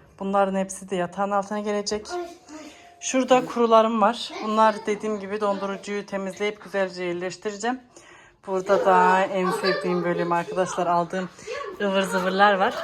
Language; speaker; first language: Turkish; early bilingual, heritage; Turkish